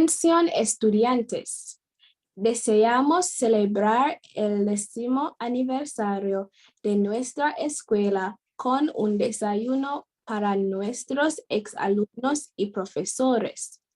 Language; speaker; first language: Spanish; non-native, fluent; English